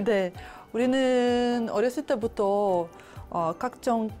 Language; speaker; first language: Korean; non-native, fluent; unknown